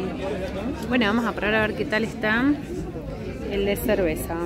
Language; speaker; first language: Spanish; native; Spanish